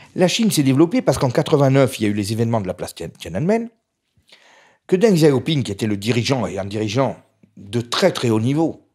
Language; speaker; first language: French; native; French